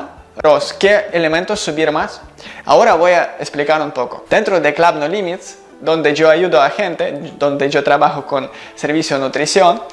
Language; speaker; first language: Spanish; non-native, learner; Ukrainian